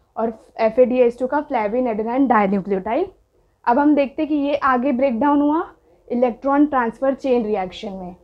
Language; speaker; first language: Hindi; non-native, local second language; Marathi